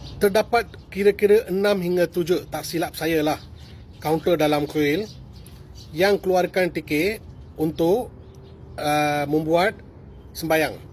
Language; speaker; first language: Malay; non-native, local second language; Tamil